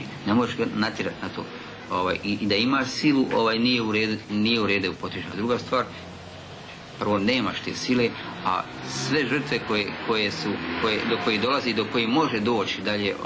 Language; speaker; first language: Bosnian; native; Bosnian